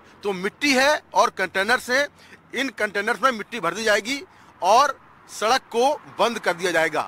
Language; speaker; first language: Hindi; native; Hindi